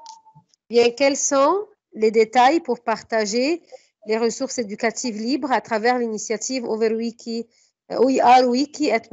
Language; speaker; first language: French; non-native, fluent; Arabic